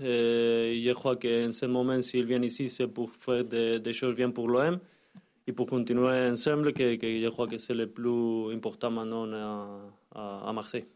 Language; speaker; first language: French; non-native, learner; Spanish